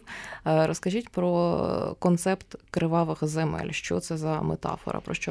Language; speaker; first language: Ukrainian; native; Ukrainian